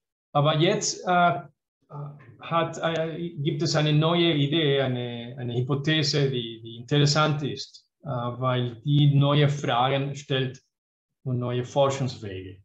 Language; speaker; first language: German; non-native, fluent; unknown